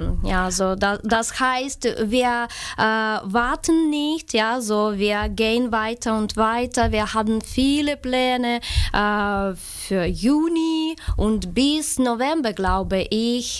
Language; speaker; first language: German; non-native, fluent; Ukrainian